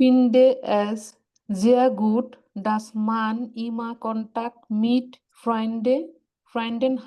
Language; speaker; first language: German; non-native, learner; Bangla